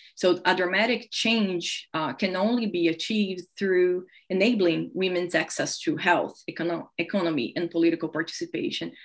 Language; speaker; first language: English; non-native, fluent; Portuguese